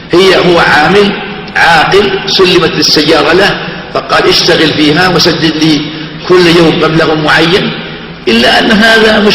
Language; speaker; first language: Arabic; native; Arabic